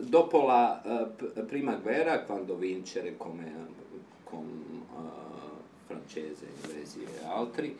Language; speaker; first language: Italian; non-native, learner; Serbian